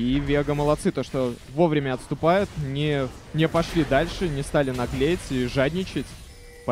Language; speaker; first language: Russian; native; Russian